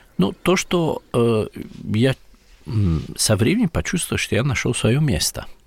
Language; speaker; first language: Russian; non-native, fluent; Italian